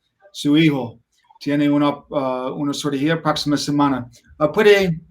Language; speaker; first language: Spanish; non-native, learner; English